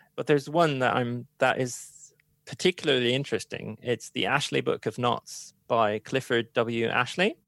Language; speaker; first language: English; non-native, fluent; German